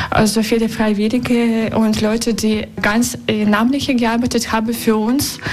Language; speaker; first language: German; non-native, learner; Russian